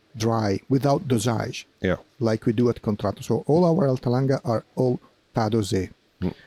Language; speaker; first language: English; non-native, fluent; Italian